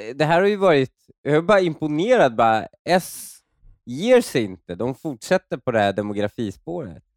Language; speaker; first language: Swedish; early bilingual, other home language; Persian